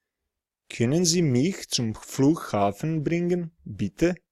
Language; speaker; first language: German; non-native, fluent; Serbian